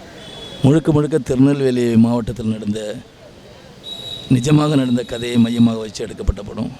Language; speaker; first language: Tamil; native; Tamil